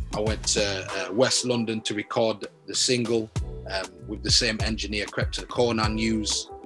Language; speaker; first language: English; native; English